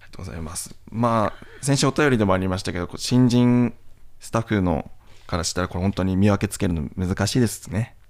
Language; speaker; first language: Japanese; native; Japanese